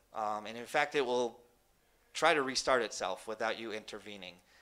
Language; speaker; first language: English; native; English